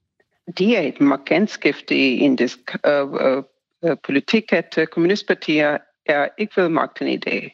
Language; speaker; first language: Danish; non-native, fluent; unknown